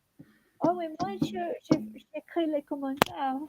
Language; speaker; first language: French; non-native, learner; English